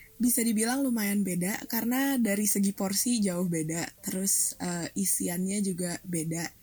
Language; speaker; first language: Indonesian; native; Indonesian